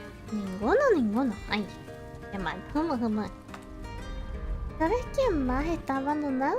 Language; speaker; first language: Spanish; early bilingual, heritage; Spanish